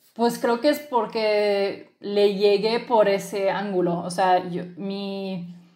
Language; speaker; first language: Spanish; early bilingual, other home language; French